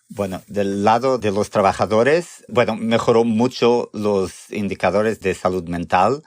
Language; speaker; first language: Spanish; non-native, fluent; Portuguese